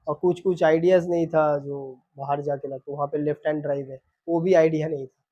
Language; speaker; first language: Hindi; non-native, local second language; Bangla